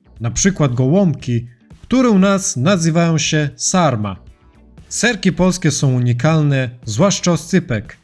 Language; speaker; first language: Polish; non-native, fluent; Serbian